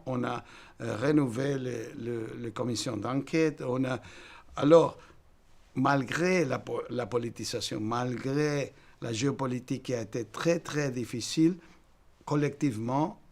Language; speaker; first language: French; non-native, fluent; Spanish